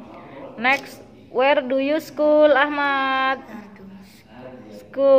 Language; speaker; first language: English; non-native, learner; Indonesian